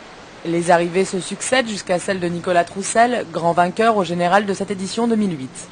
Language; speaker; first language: French; native; French